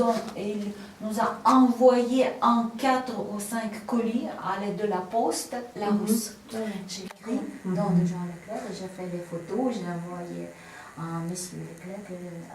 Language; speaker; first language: French; non-native, fluent; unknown